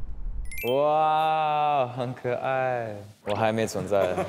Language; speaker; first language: Chinese; non-native, learner; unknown